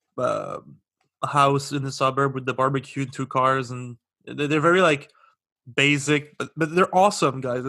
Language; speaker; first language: English; non-native, local second language; French